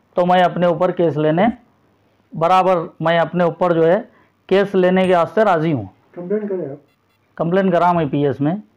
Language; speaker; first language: Hindi; non-native, local second language; Urdu